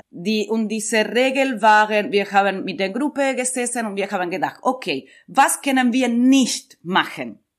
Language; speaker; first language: German; non-native, learner; Spanish